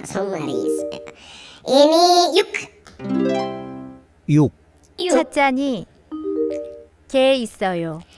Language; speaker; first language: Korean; non-native, learner; Indonesian